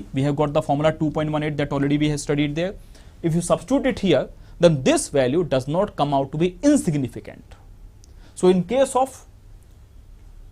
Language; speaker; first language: English; non-native, local second language; Hindi